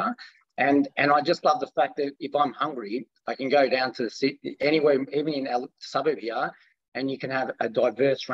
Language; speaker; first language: English; early bilingual, other home language; Greek